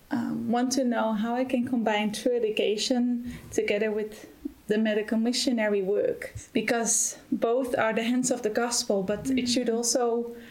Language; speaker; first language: English; non-native, fluent; Dutch